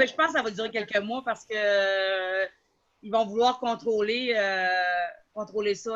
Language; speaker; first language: French; native; French